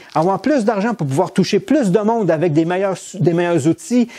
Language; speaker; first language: French; native; French